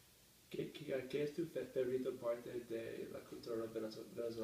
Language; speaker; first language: Spanish; non-native, learner; English